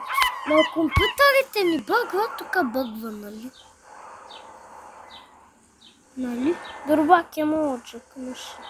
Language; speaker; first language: Bulgarian; non-native, local second language; Turkish